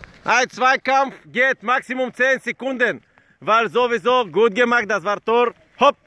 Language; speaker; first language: German; non-native, learner; Bulgarian